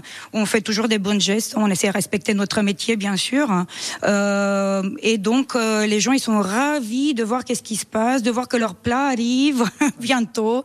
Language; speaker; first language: French; non-native, fluent; Romanian